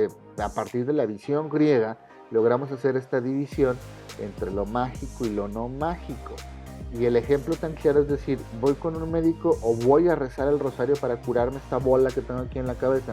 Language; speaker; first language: Spanish; native; Spanish